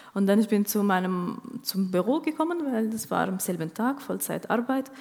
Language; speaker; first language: German; non-native, fluent; Arabic